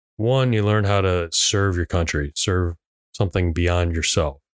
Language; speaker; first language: English; non-native, local second language; Cantonese